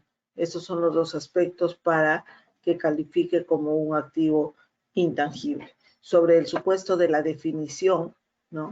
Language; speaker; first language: Spanish; native; Spanish